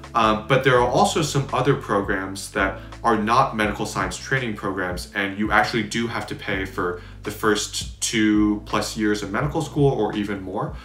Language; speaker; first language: English; native; English